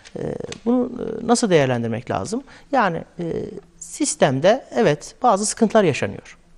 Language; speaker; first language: Turkish; native; Turkish